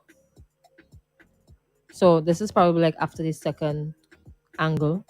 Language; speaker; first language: English; native; English